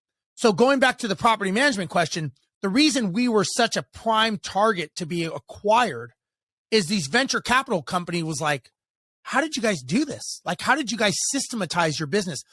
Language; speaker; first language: English; native; English